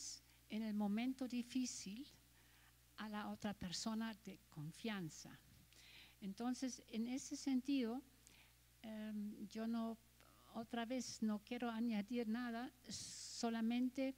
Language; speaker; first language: Spanish; non-native, fluent; German